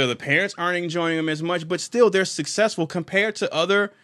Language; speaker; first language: English; native; English